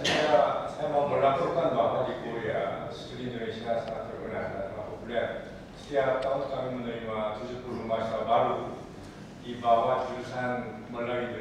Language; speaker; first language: Indonesian; non-native, fluent; Korean